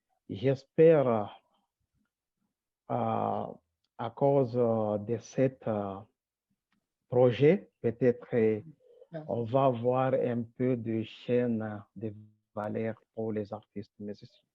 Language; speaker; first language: French; non-native, local second language; Rundi